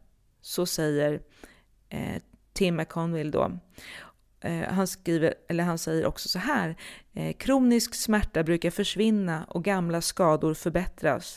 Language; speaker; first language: Swedish; native; Swedish